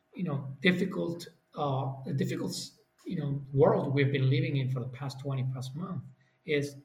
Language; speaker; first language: English; non-native, fluent; Italian